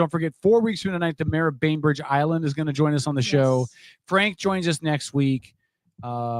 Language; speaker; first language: English; native; English